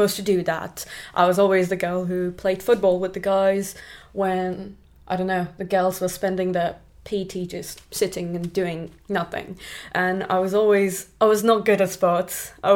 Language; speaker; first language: English; non-native, local second language; Marathi